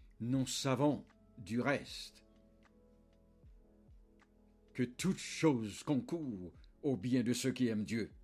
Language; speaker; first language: French; non-native, local second language; Haitian Creole